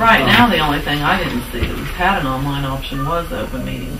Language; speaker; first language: English; native; English